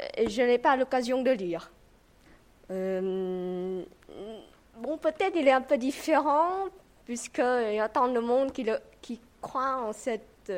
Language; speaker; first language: French; non-native, fluent; Vietnamese